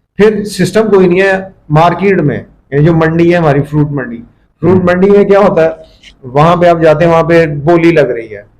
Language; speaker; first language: Urdu; non-native, local second language; Punjabi